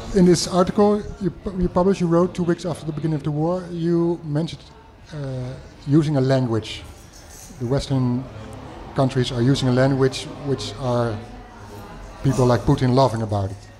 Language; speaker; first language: English; non-native, fluent; Dutch